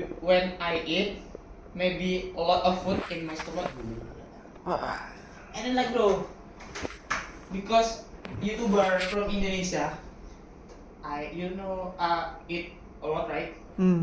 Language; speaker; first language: English; non-native, learner; Indonesian